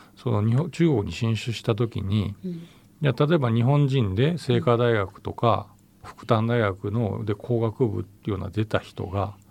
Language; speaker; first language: Japanese; native; Japanese